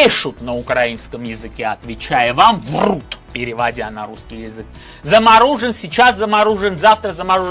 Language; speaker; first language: Russian; non-native, local second language; Armenian